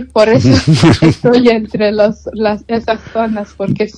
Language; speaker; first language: Spanish; non-native, fluent; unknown